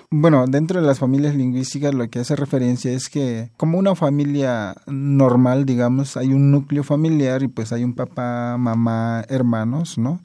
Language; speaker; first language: Spanish; non-native, local second language; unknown